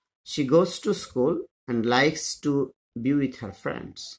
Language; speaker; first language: English; non-native, fluent; Bangla